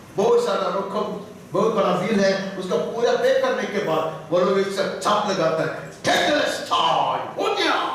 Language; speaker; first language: Hindi; non-native, local second language; Telugu